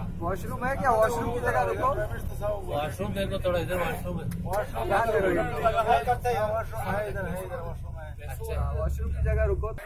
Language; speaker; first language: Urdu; non-native, learner; Bangla